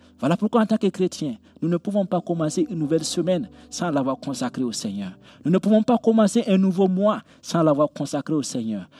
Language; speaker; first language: French; non-native, local second language; Mossi